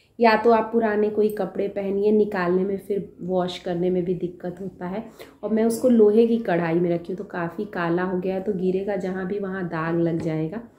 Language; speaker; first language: Hindi; native; Hindi